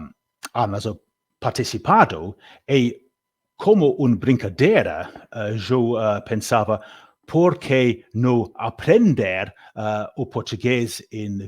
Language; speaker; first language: Portuguese; non-native, learner; English